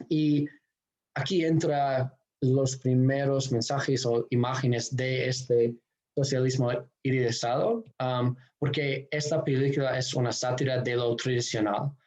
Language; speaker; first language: Spanish; non-native, fluent; English